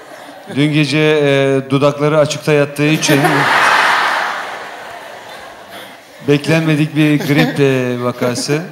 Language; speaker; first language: Turkish; native; Turkish